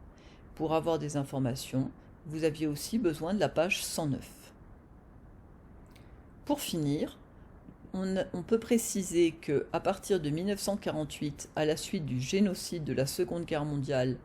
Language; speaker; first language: French; native; French